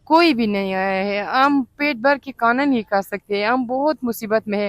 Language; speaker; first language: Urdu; non-native, fluent; Persian